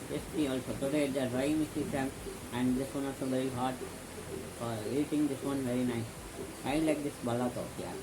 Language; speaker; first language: English; non-native, local second language; Tamil